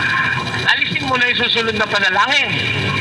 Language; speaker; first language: Filipino; native; Filipino